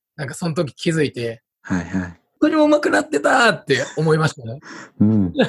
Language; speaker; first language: Japanese; native; Japanese